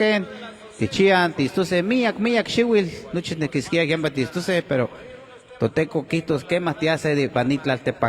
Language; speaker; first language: Spanish; native; Spanish